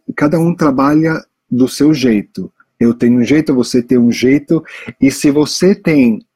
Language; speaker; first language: Portuguese; non-native, fluent; English